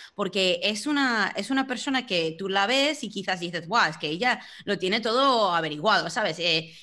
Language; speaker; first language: Spanish; non-native, fluent; English